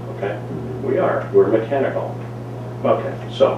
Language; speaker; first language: English; native; English